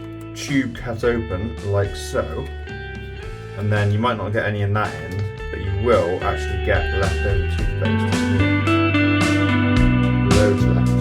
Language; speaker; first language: English; native; English